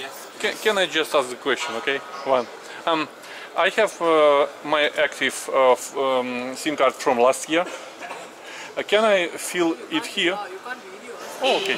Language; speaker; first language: English; non-native, fluent; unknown